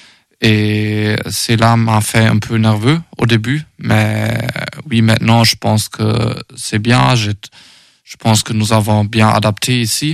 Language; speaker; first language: French; non-native, learner; German